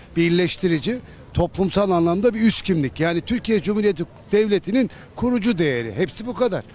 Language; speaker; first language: Turkish; native; Turkish